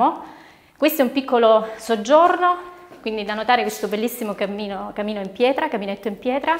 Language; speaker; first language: Italian; native; Italian